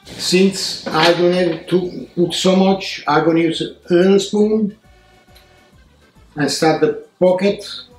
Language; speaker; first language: English; non-native, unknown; Italian